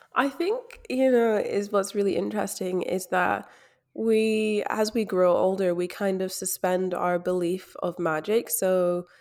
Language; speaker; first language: English; native; English